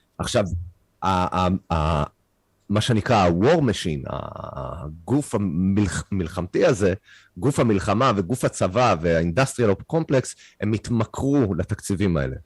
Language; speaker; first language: Hebrew; non-native, fluent; English